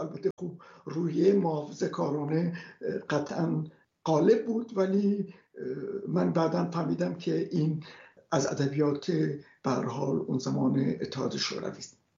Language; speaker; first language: Persian; non-native, local second language; Kurdish